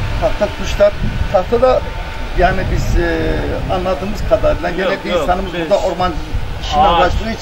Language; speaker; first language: Turkish; native; Turkish